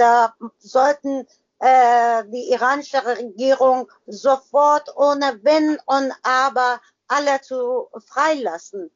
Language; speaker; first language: German; non-native, learner; Persian